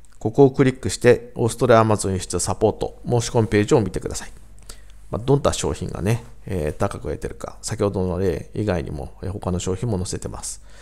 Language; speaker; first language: Japanese; native; Japanese